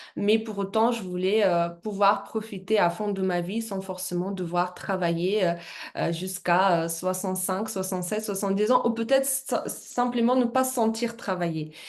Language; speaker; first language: French; non-native, fluent; Russian